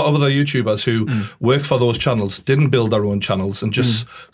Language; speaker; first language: English; native; English